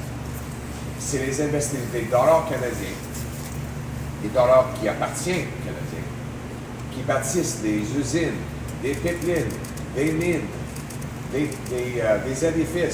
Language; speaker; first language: French; non-native, local second language; English